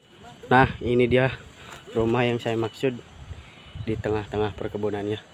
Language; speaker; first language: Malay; non-native, local second language; Sundanese